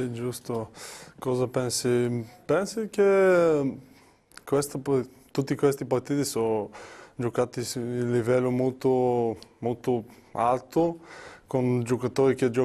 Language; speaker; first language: Italian; non-native, learner; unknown